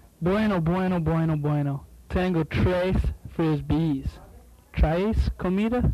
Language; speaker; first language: Spanish; non-native, learner; English